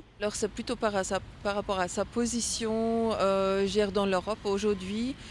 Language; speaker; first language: French; non-native, fluent; German